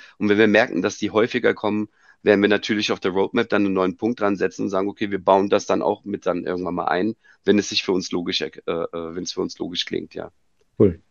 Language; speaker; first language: German; native; German